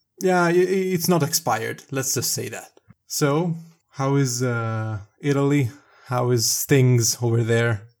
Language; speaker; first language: English; non-native, fluent; Italian